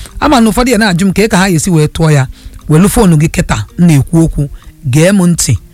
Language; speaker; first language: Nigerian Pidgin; non-native, local second language; Yoruba